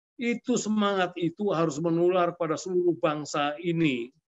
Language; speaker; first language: Indonesian; native; Indonesian